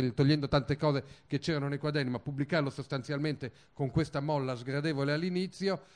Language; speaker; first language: Italian; early bilingual, other home language; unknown